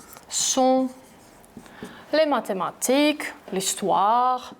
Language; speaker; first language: French; non-native, fluent; Greek